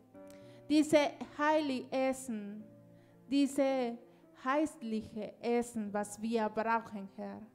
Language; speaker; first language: German; non-native, learner; Spanish